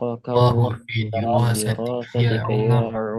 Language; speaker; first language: Arabic; non-native, learner; Indonesian